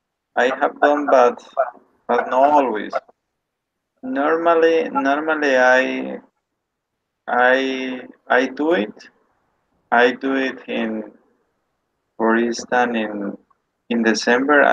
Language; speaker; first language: English; non-native, learner; Spanish